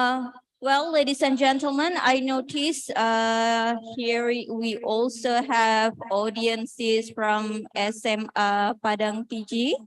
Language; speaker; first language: English; non-native, fluent; Indonesian